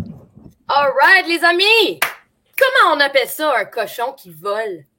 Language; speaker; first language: French; native; French